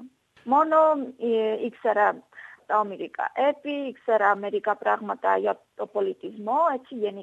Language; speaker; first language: Greek; non-native, fluent; Armenian